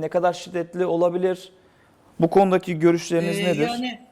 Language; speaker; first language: Turkish; native; Turkish